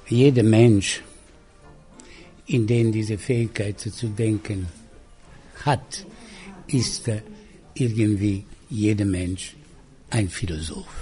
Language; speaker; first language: German; non-native, fluent; Italian